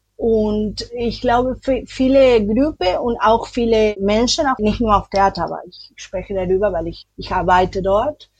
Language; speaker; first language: German; non-native, learner; Spanish